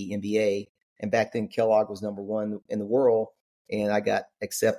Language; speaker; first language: English; native; English